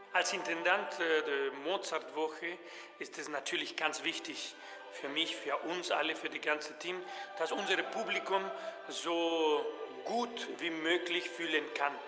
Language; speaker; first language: German; non-native, fluent; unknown